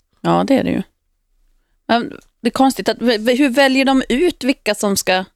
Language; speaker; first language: Swedish; native; Swedish